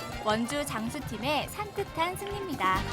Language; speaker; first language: Korean; native; Korean